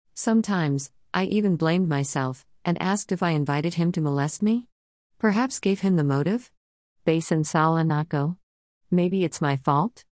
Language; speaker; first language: English; non-native, local second language; Surigaonon